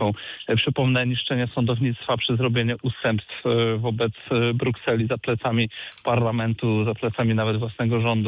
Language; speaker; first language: Polish; native; Polish